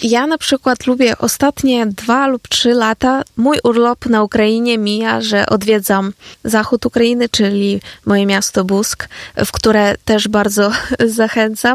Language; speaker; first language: Polish; non-native, fluent; Ukrainian